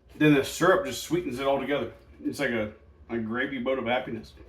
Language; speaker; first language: English; native; English